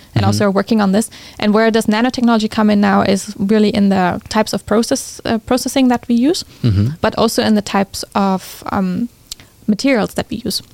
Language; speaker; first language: English; non-native, fluent; German